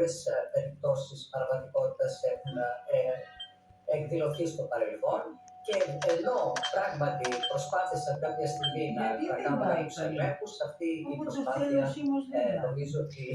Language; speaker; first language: Greek; native; Greek